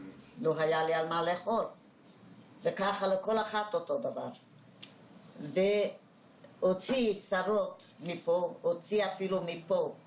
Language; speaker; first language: Hebrew; non-native, fluent; Hungarian